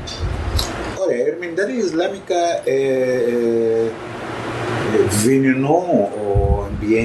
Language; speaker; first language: Portuguese; non-native, fluent; Arabic